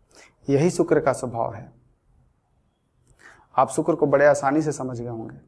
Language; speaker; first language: Hindi; native; Hindi